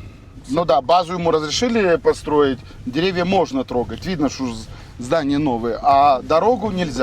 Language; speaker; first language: Russian; native; Russian